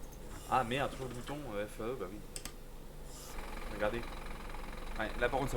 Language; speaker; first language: French; native; French